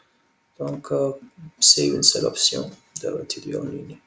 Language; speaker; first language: French; non-native, learner; Hindi